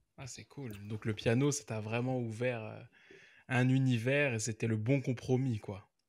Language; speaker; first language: French; native; French